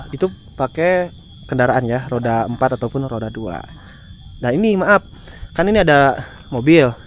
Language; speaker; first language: Indonesian; native; Indonesian